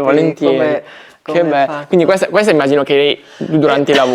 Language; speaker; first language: Italian; native; Italian